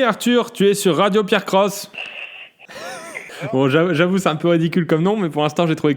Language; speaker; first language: French; native; French